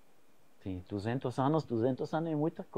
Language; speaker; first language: Portuguese; non-native, fluent; German